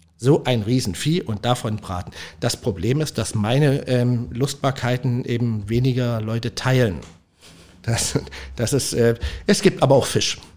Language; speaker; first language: German; native; German